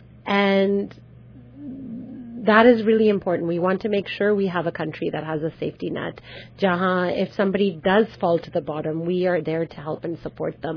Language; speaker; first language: English; early bilingual, other home language; Punjabi